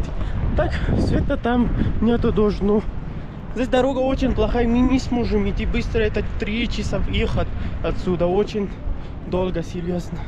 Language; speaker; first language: Russian; non-native, learner; Pashto